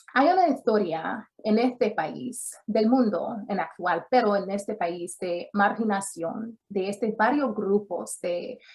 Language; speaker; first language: Spanish; early bilingual, other home language; English